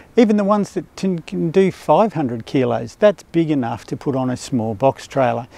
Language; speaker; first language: English; native; English